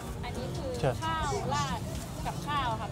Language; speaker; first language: Thai; native; Thai